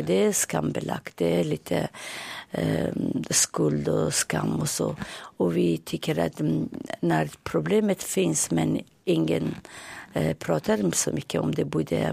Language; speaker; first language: Swedish; non-native, fluent; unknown